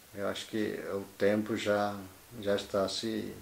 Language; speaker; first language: Portuguese; native; Portuguese